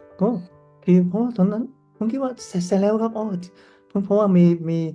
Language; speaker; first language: Thai; non-native, learner; Cantonese